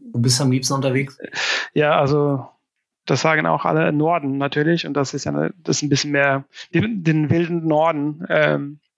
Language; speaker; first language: German; non-native, fluent; Swedish